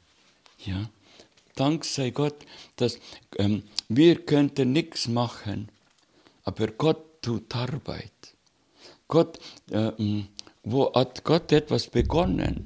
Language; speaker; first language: German; non-native, learner; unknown